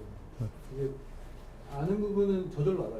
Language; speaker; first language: Korean; native; Korean